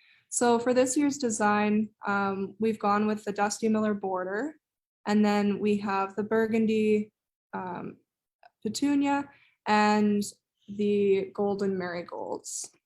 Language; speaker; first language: English; native; English